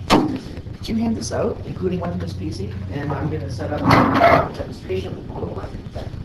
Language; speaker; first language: English; native; English